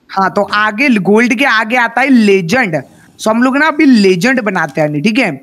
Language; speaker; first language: Hindi; native; Hindi